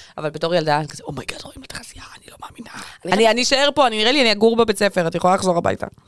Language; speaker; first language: Hebrew; native; Hebrew